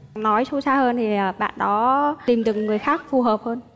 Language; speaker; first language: Vietnamese; native; Vietnamese